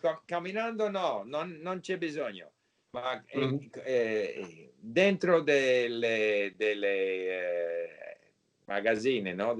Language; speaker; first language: Italian; non-native, learner; English